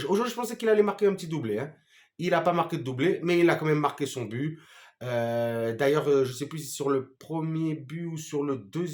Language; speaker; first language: French; native; French